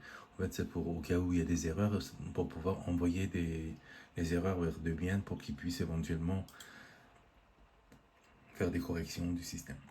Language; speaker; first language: French; native; French